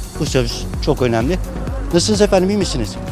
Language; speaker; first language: Turkish; native; Turkish